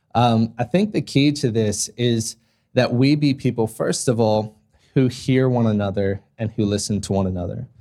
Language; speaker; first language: English; native; English